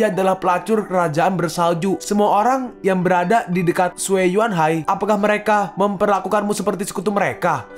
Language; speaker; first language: Indonesian; native; Indonesian